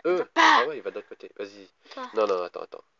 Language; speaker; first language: French; native; French